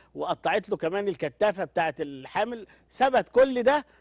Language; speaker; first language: Arabic; native; Arabic